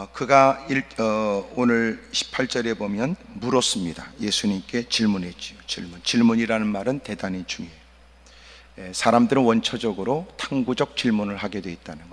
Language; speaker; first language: Korean; native; Korean